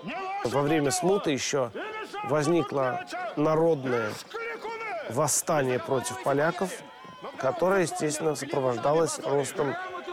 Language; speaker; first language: Russian; native; Russian